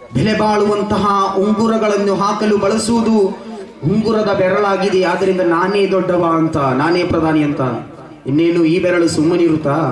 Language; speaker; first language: Kannada; non-native, local second language; Malayalam